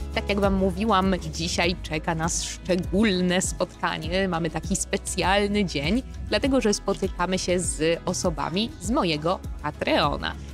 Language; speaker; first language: Polish; native; Polish